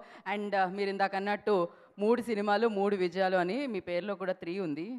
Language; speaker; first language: Telugu; native; Telugu